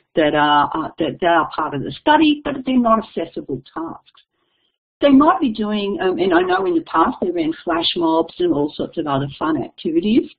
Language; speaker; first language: English; native; English